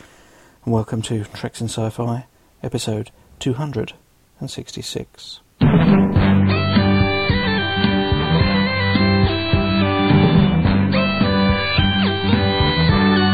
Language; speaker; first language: English; native; English